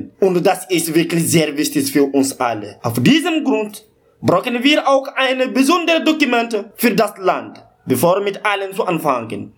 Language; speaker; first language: German; non-native, learner; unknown